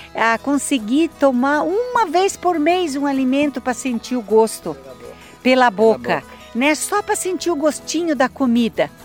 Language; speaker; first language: Portuguese; native; Portuguese